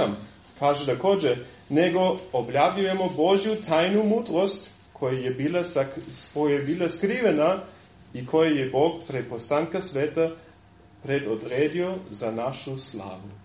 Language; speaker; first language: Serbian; non-native, fluent; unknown